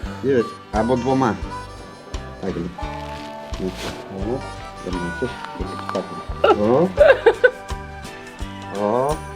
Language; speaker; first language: Polish; non-native, learner; Ukrainian